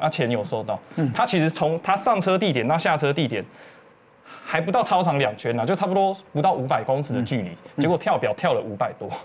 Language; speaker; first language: Chinese; native; Chinese